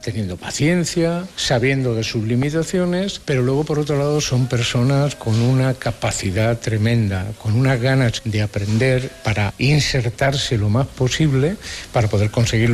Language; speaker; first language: Spanish; native; Spanish